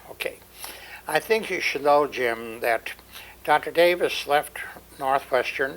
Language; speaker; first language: English; native; English